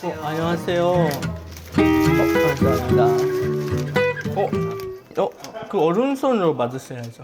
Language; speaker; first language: Korean; non-native, fluent; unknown